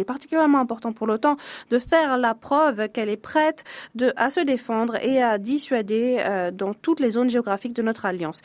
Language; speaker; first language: French; native; French